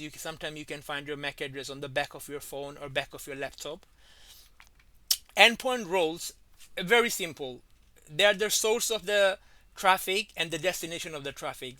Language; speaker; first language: English; non-native, fluent; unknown